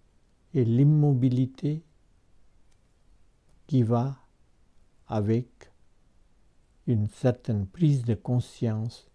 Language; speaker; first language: French; non-native, fluent; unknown